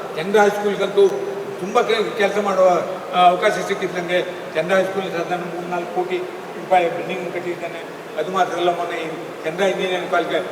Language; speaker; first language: Kannada; non-native, local second language; Konkani